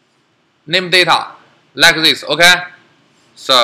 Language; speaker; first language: English; non-native, learner; Chinese